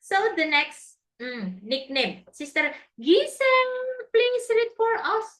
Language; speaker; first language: English; non-native, fluent; Indonesian